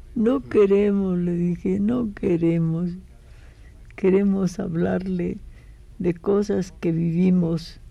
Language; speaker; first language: Spanish; native; Spanish